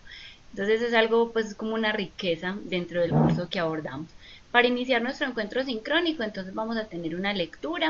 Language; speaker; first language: Spanish; native; Spanish